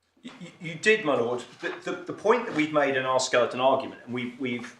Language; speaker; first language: English; native; English